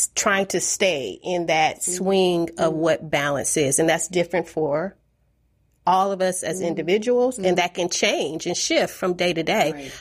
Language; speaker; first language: English; native; English